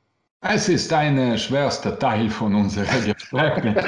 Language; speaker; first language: German; non-native, learner; Russian